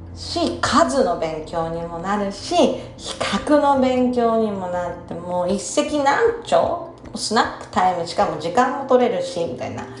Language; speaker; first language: Japanese; native; Japanese